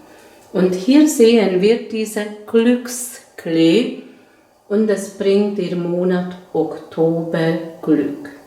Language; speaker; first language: German; non-native, fluent; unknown